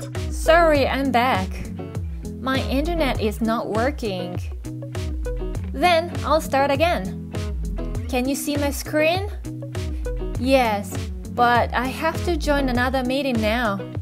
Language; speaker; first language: English; non-native, fluent; Japanese